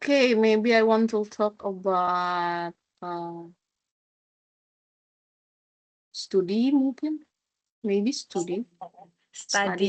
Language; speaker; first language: English; non-native, learner; Indonesian